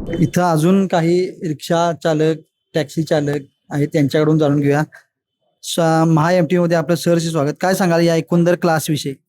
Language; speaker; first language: Marathi; native; Marathi